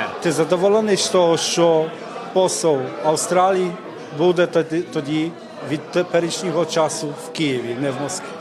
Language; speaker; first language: Ukrainian; non-native, fluent; Polish